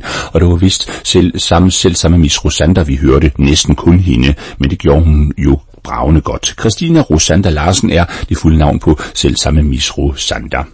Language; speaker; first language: Danish; native; Danish